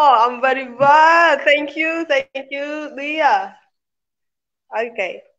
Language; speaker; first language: English; non-native, learner; Khmer